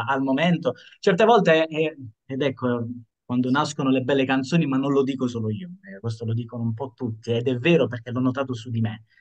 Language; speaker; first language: Italian; native; Italian